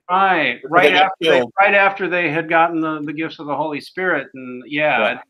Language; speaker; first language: English; native; English